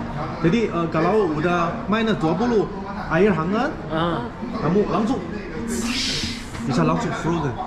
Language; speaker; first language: Indonesian; non-native, learner; Chinese